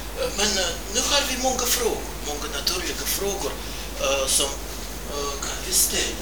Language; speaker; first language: Swedish; non-native, fluent; Russian